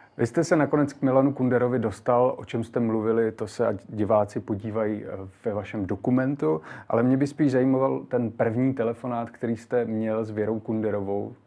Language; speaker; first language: Czech; native; Czech